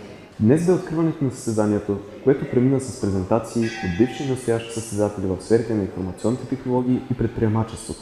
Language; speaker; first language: Bulgarian; native; Bulgarian